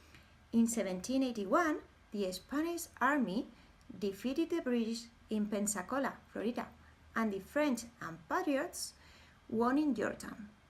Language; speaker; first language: English; non-native, fluent; Spanish